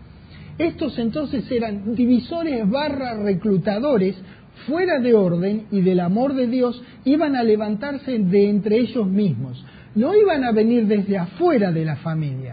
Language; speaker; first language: Spanish; native; Spanish